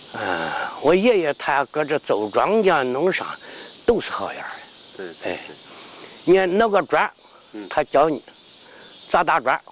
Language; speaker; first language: Chinese; native; Chinese